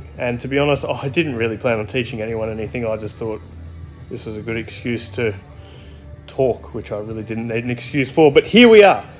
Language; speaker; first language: English; native; English